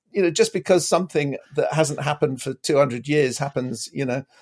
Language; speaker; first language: English; native; English